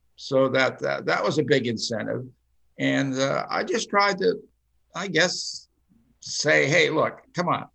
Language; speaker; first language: English; early bilingual, other home language; Finnish